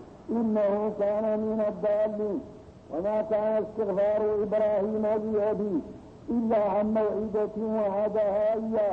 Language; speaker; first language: Arabic; native; Arabic